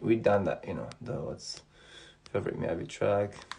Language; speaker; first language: English; non-native, fluent; Japanese